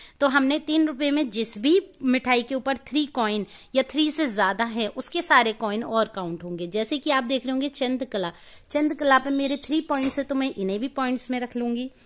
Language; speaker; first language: Hindi; native; Hindi